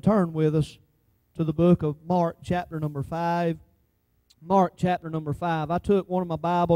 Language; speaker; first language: English; native; English